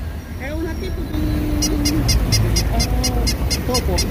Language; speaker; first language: Italian; non-native, fluent; Filipino